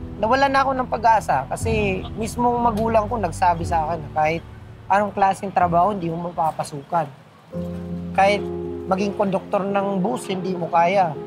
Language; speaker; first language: Filipino; non-native, local second language; Bikol